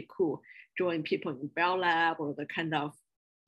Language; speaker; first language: English; non-native, fluent; Chinese